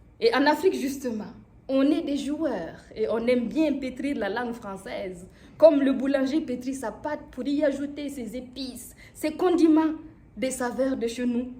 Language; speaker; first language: French; non-native, local second language; Mossi